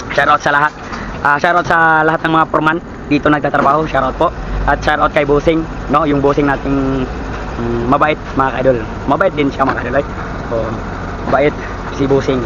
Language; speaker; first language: Filipino; non-native, local second language; Cebuano